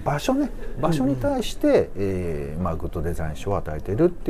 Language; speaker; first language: Japanese; native; Japanese